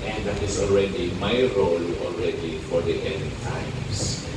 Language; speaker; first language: English; non-native, local second language; Filipino